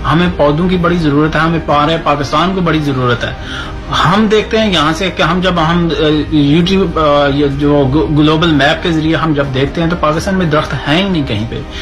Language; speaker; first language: Urdu; non-native, local second language; Punjabi